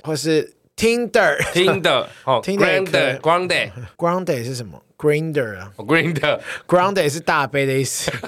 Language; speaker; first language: Chinese; native; Chinese